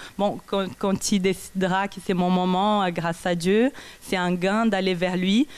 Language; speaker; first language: French; non-native, fluent; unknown